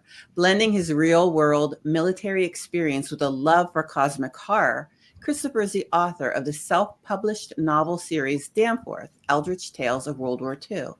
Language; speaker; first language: English; native; English